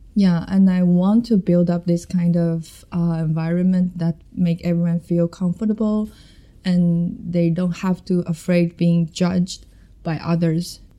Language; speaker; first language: English; non-native, fluent; Chinese